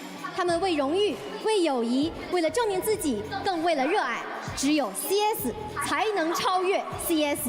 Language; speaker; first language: Chinese; native; Chinese